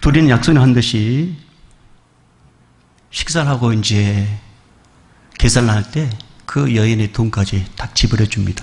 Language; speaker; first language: Korean; native; Korean